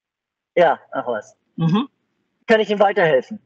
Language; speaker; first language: German; native; German